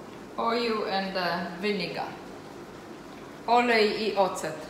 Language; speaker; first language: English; non-native, learner; Polish